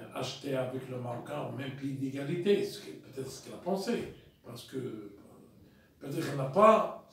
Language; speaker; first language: French; non-native, local second language; Arabic